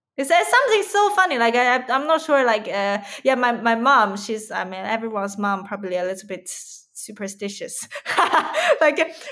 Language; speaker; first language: English; non-native, fluent; Chinese